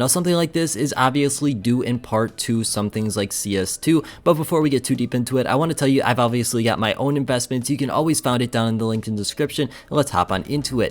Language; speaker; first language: English; native; English